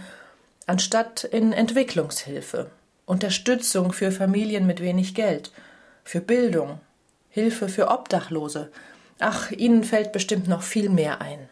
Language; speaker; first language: German; native; German